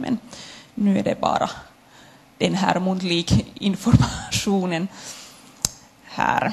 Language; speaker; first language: Swedish; non-native, local second language; Finnish